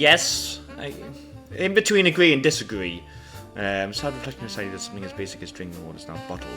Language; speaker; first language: English; native; English